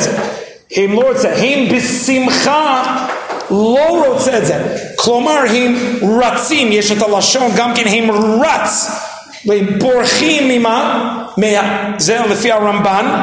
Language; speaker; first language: Hebrew; non-native, fluent; English